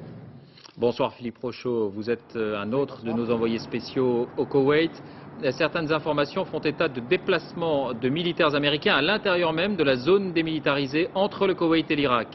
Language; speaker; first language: French; native; French